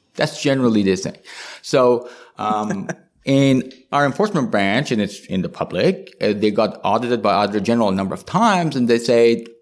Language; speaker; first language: English; non-native, fluent; Persian